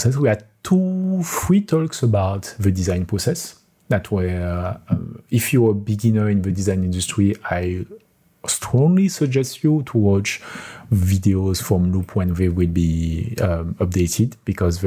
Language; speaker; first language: English; non-native, fluent; French